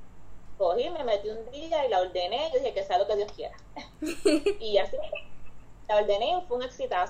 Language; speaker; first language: Spanish; native; Spanish